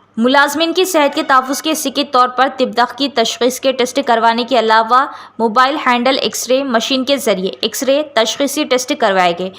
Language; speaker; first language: Urdu; native; Urdu